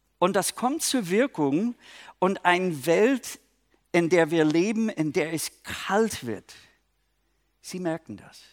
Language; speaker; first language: German; non-native, fluent; English